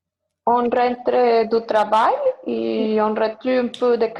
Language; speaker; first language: French; non-native, learner; Spanish